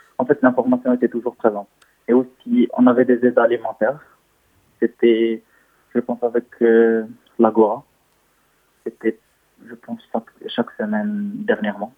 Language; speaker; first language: French; non-native, local second language; Arabic